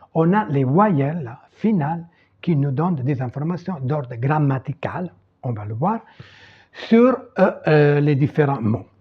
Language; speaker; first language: French; non-native, fluent; Italian